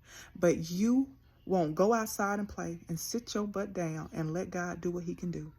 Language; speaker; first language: English; native; English